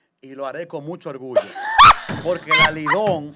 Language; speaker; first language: Spanish; native; Spanish